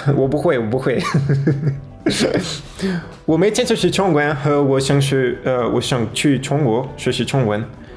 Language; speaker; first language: Chinese; non-native, learner; French